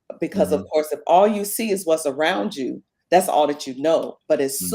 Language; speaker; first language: English; native; English